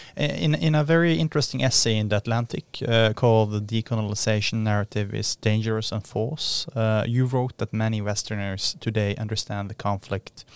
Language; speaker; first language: English; non-native, fluent; Norwegian